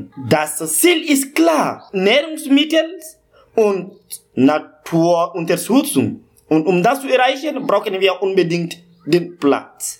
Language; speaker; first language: German; non-native, learner; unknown